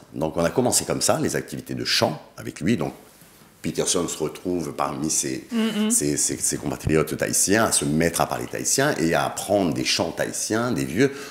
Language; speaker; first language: French; native; French